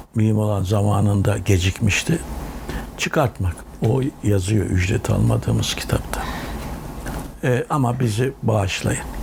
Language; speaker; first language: Turkish; native; Turkish